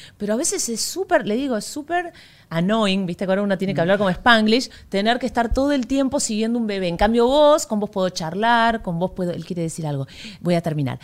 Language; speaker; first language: Spanish; native; Spanish